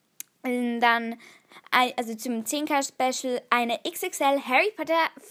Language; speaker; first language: German; native; German